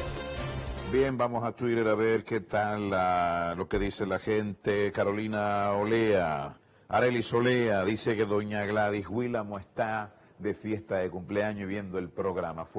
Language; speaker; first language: Spanish; native; Spanish